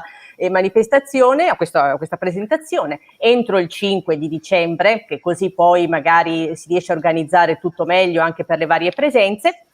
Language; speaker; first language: Italian; native; Italian